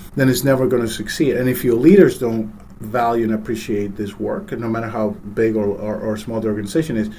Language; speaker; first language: English; early bilingual, other home language; Spanish